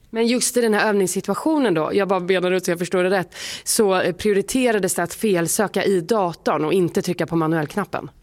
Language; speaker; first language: Swedish; native; Swedish